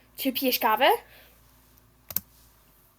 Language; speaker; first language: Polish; non-native, learner; English